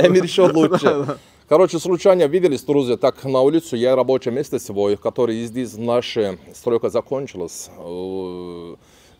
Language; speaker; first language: Russian; non-native, learner; Turkish